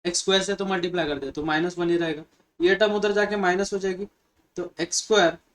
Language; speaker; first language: Hindi; non-native, local second language; Marathi